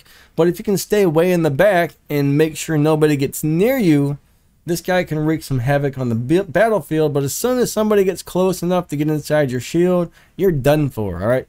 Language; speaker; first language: English; native; English